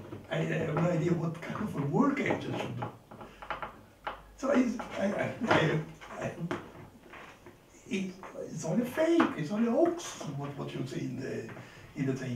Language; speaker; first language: English; non-native, fluent; Italian